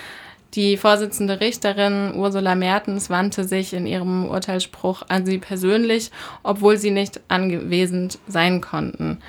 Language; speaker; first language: German; native; German